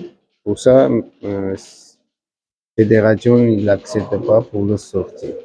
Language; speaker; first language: French; non-native, learner; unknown